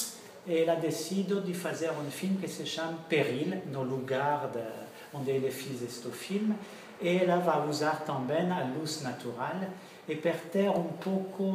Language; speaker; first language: Portuguese; non-native, fluent; French